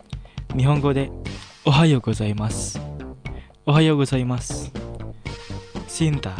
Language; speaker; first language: Japanese; non-native, fluent; Indonesian